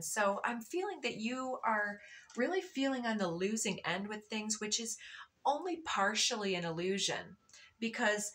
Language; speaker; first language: English; native; English